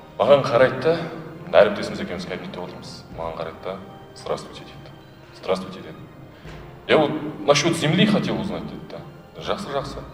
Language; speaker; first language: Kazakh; non-native, local second language; Russian